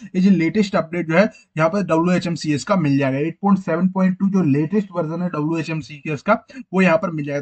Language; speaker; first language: Hindi; native; Hindi